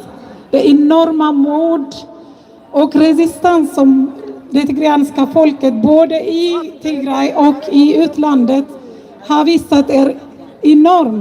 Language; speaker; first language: Swedish; non-native, fluent; Tigrinya